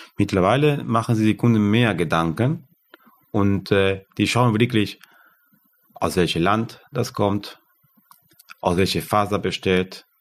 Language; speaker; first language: German; non-native, fluent; Spanish